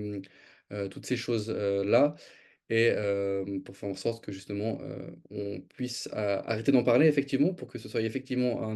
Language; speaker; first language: French; native; French